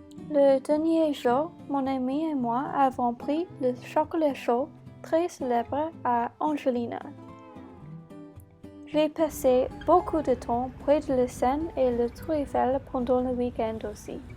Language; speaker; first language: French; non-native, learner; English